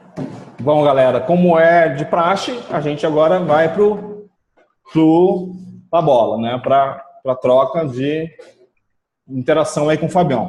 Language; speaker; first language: Portuguese; native; Portuguese